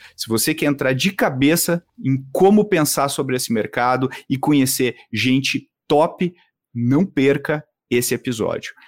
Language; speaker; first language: Portuguese; native; Portuguese